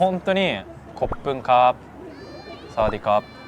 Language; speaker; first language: Japanese; native; Japanese